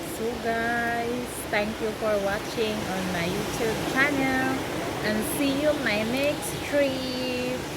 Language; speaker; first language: English; non-native, learner; Filipino